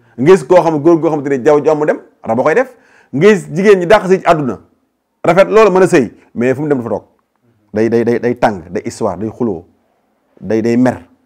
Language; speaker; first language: Wolof; native; Wolof